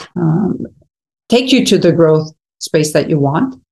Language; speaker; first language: English; non-native, fluent; Spanish